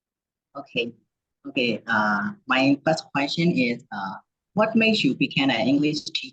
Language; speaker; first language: English; non-native, learner; Burmese